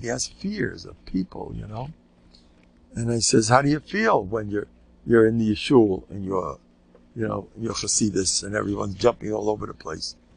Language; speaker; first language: English; native; English